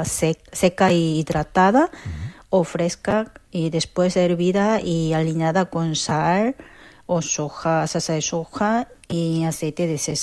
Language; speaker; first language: Spanish; non-native, fluent; Korean